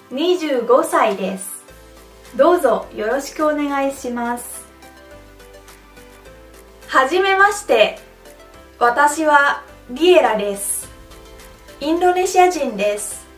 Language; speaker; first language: Japanese; non-native, fluent; Indonesian